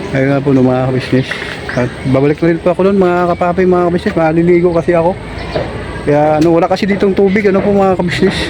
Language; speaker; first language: Filipino; native; Filipino